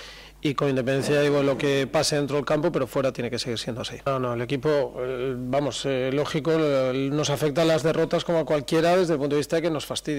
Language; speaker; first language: Spanish; native; Spanish